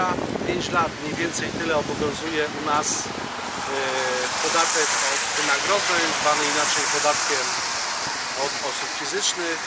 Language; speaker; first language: Polish; native; Polish